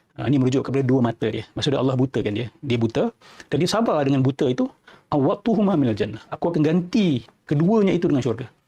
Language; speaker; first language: Malay; native; Malay